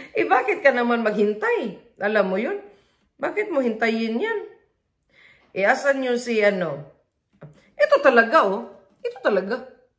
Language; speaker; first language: Filipino; non-native, local second language; Cebuano